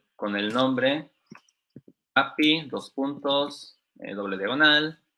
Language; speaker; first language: Spanish; native; Spanish